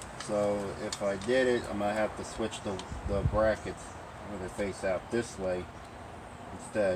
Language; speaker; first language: English; native; English